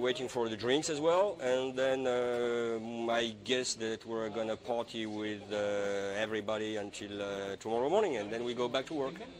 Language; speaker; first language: English; non-native, fluent; French